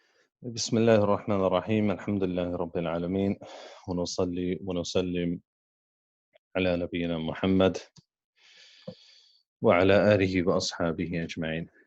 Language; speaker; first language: Arabic; non-native, fluent; English